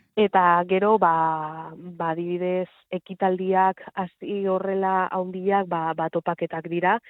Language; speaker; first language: Basque; non-native, local second language; Spanish